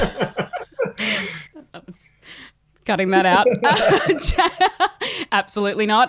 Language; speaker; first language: English; native; English